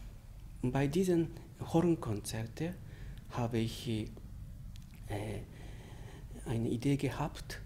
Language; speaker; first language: German; non-native, fluent; Japanese